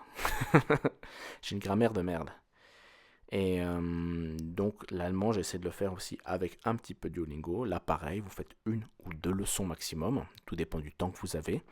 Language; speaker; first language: French; native; French